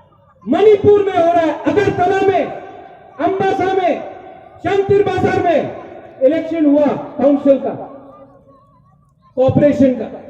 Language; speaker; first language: Hindi; non-native, local second language; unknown